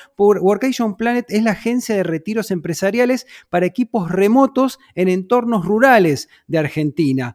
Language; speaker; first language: Spanish; native; Spanish